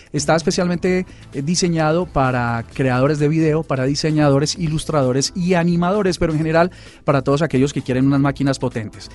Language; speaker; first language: Spanish; native; Spanish